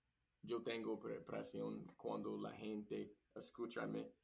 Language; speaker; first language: Spanish; non-native, learner; English